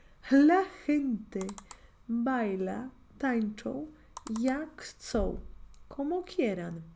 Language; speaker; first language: Spanish; non-native, fluent; Polish